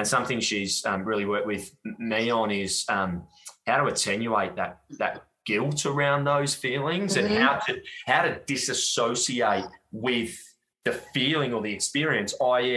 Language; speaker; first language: English; native; English